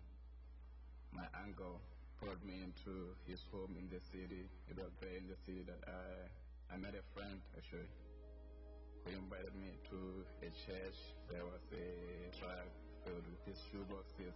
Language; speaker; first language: English; non-native, local second language; Southern Sotho